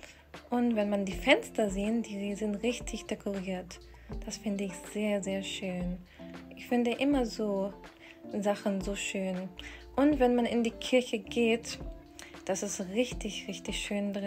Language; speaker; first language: German; non-native, fluent; Urdu